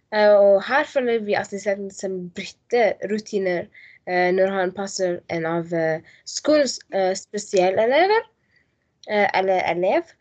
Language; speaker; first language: Norwegian; non-native, learner; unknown